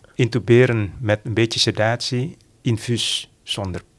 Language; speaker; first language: Dutch; non-native, fluent; Malay